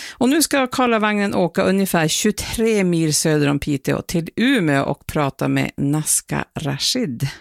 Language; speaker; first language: Swedish; native; Swedish